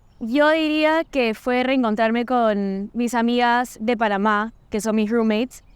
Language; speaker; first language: Spanish; non-native, fluent; Portuguese